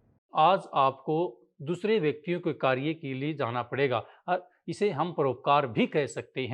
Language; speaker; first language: Hindi; native; Hindi